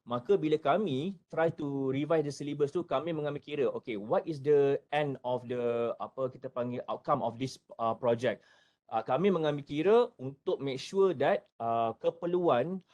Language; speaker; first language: Malay; native; Malay